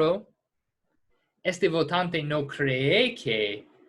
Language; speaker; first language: Spanish; non-native, fluent; English